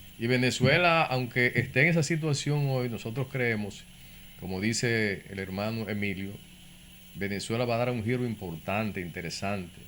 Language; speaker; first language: Spanish; native; Spanish